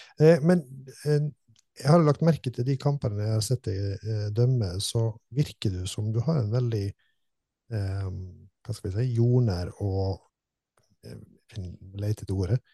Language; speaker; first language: Norwegian; native; Norwegian